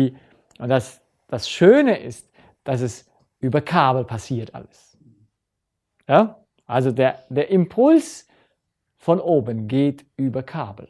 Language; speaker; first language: German; native; German